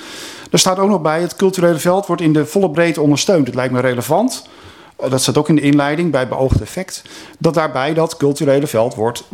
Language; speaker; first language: Dutch; native; Dutch